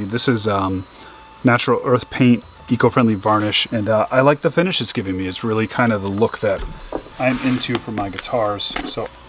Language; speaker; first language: English; native; English